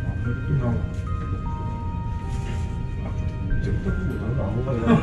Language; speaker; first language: Japanese; native; Japanese